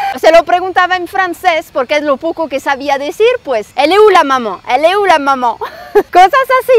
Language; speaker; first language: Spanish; non-native, fluent; French